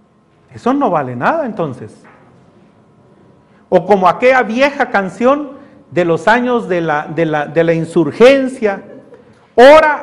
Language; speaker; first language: Spanish; native; Spanish